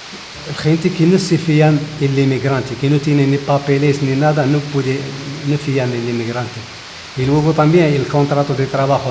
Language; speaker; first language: Spanish; non-native, fluent; Arabic